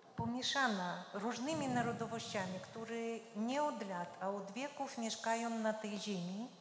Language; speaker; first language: Polish; non-native, fluent; Georgian